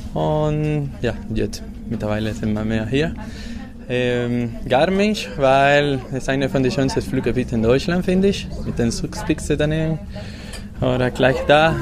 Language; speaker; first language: German; non-native, learner; Spanish